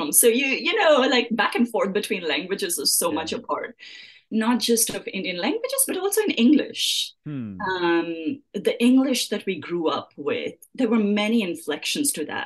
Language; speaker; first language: English; native; English